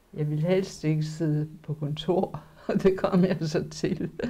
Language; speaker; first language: Danish; early bilingual, other home language; Polish